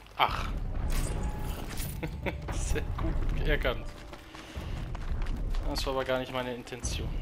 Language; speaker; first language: German; native; German